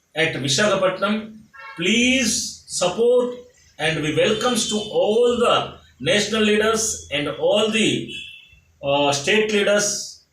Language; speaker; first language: English; non-native, local second language; Telugu